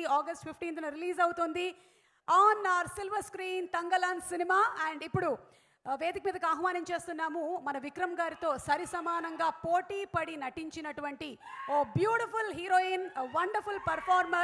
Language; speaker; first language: Telugu; native; Telugu